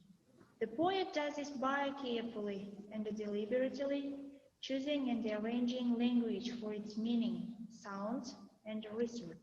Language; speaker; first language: English; non-native, fluent; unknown